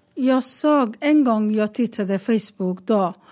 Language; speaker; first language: Norwegian; non-native, learner; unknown